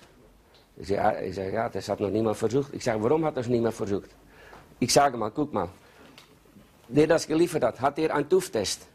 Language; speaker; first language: German; non-native, learner; Dutch